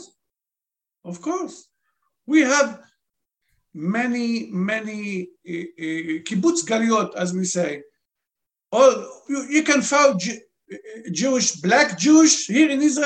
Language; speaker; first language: English; non-native, fluent; Arabic